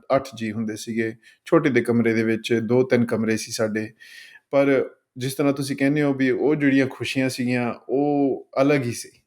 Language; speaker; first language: Punjabi; early bilingual, heritage; Punjabi